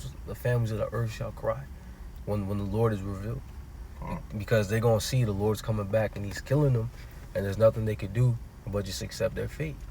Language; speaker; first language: English; native; English